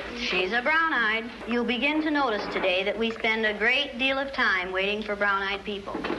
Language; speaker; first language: English; native; English